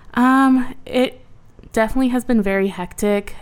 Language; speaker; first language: English; early bilingual, other home language; Ukrainian